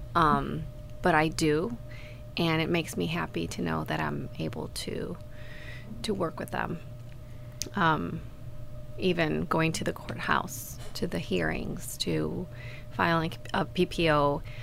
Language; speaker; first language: English; non-native, fluent; Spanish